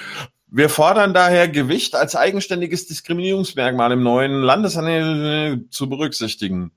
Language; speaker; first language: German; native; German